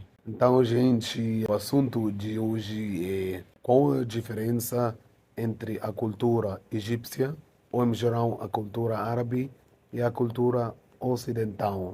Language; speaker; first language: Portuguese; non-native, fluent; Arabic